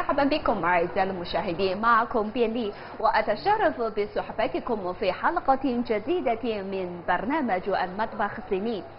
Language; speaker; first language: Arabic; non-native, fluent; Chinese